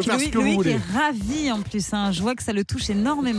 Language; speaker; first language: French; native; French